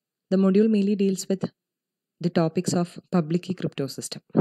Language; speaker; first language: English; non-native, local second language; Malayalam